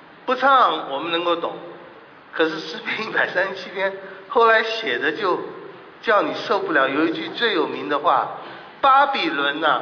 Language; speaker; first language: Chinese; native; Chinese